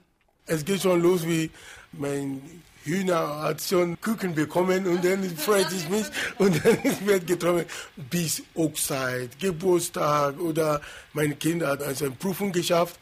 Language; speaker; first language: German; non-native, fluent; Yoruba